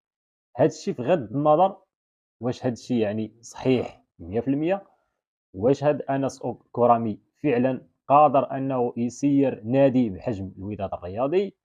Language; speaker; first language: Arabic; native; Arabic